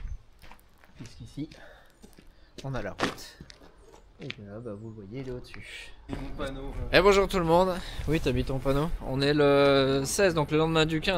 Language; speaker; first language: French; native; French